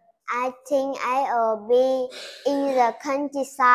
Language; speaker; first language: English; non-native, learner; Vietnamese